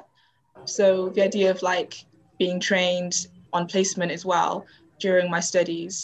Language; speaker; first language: English; native; English